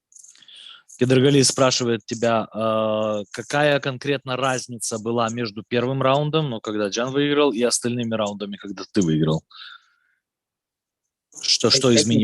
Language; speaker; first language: Russian; native; Russian